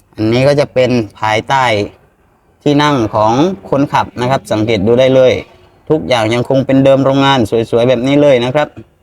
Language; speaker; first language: Thai; native; Thai